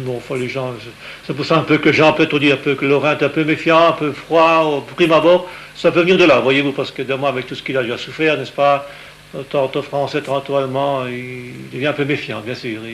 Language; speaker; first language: French; native; French